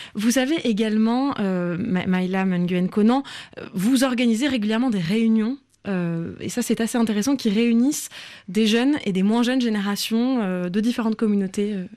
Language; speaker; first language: French; native; French